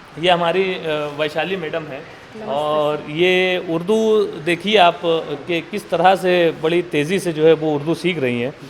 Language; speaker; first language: Urdu; native; Urdu